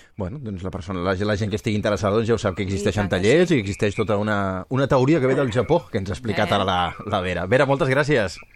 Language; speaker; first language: Catalan; native; Catalan